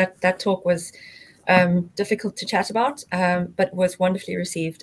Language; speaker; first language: English; native; English